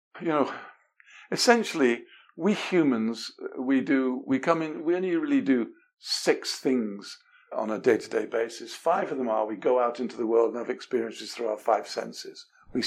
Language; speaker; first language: English; native; English